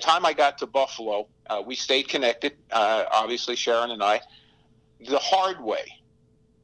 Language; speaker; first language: English; native; English